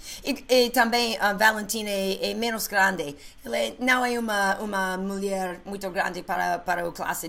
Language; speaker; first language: Portuguese; non-native, learner; English